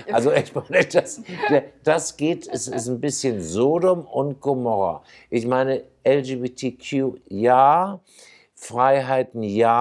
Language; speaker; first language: German; native; German